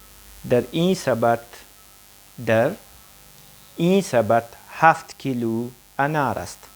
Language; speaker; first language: Persian; non-native, fluent; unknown